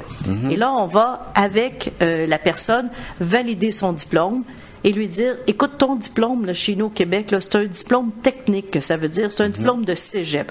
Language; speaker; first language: French; native; French